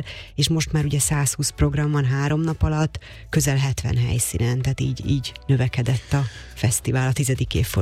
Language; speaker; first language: Hungarian; native; Hungarian